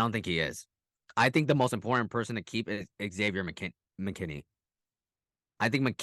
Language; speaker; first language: English; native; English